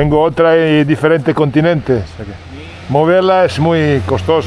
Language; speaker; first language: Spanish; non-native, learner; Italian